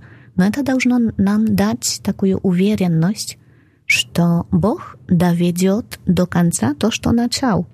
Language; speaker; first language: Russian; non-native, fluent; Polish